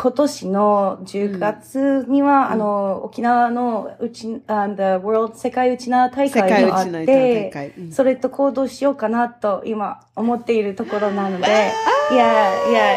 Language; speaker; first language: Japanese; early bilingual, heritage; English